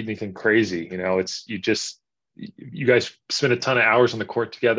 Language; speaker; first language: English; native; English